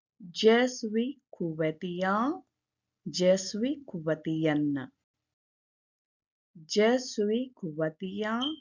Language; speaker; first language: French; non-native, learner; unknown